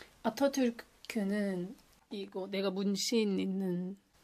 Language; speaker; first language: Korean; non-native, fluent; Turkish